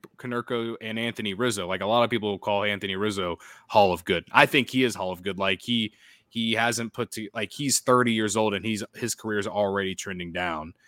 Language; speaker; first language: English; native; English